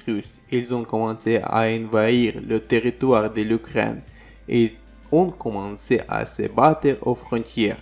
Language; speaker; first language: French; non-native, learner; Ukrainian